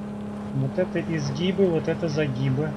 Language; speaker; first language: Russian; native; Russian